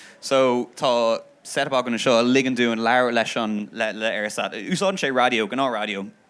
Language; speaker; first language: Irish; non-native, local second language; English